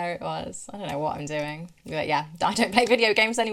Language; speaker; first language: English; native; English